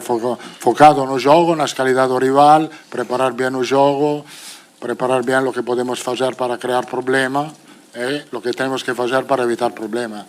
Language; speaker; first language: Portuguese; non-native, fluent; Italian